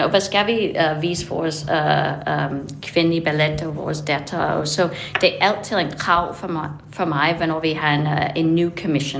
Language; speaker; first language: Danish; non-native, fluent; English